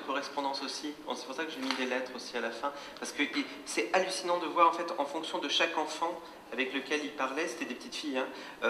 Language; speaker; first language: French; native; French